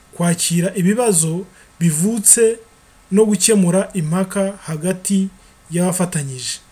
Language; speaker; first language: Kinyarwanda; early bilingual, heritage; Kinyarwanda